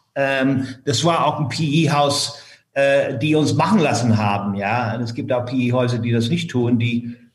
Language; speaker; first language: German; non-native, fluent; English